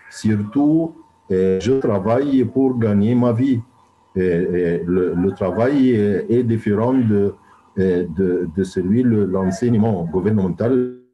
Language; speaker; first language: French; non-native, fluent; Arabic